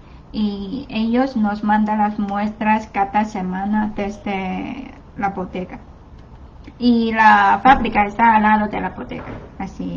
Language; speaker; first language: Spanish; non-native, learner; Chinese